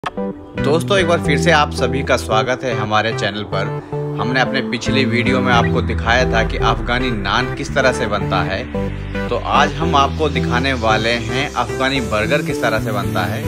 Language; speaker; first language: Hindi; native; Hindi